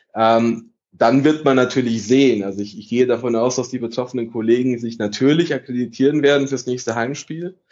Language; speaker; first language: German; early bilingual, other home language; Italian